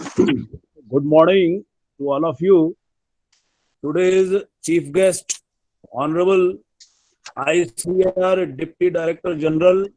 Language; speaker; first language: English; non-native, local second language; Hindi